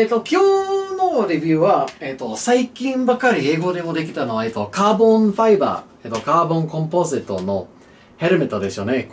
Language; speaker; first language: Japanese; non-native, learner; English